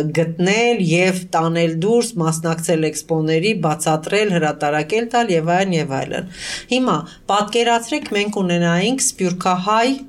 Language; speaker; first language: Armenian; early bilingual, heritage; Armenian